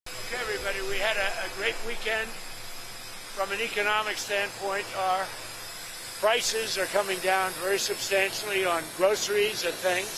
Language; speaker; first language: English; native; English